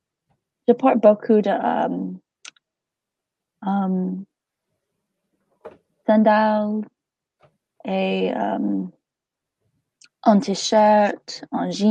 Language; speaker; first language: French; non-native, learner; English